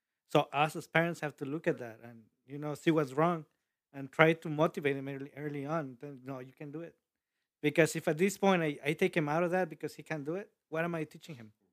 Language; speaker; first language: English; early bilingual, other home language; Spanish